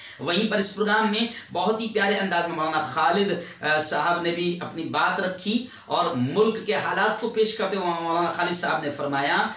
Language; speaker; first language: Urdu; native; Urdu